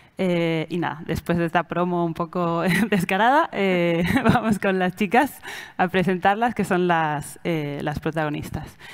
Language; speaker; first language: Spanish; native; Spanish